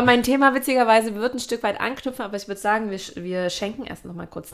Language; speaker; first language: German; native; German